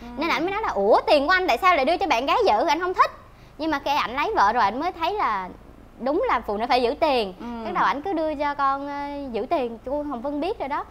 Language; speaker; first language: Vietnamese; native; Vietnamese